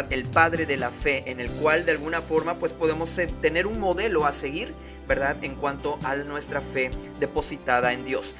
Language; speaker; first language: Spanish; native; Spanish